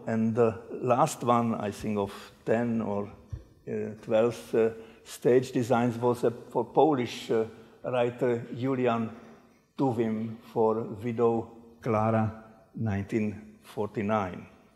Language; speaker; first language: English; non-native, fluent; Czech